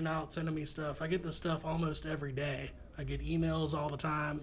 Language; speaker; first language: English; native; English